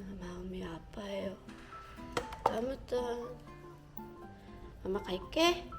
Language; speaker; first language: Korean; non-native, fluent; Filipino